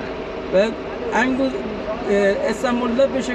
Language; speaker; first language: Turkish; non-native, learner; Azerbaijani